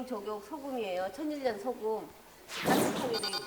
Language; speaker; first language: Korean; native; Korean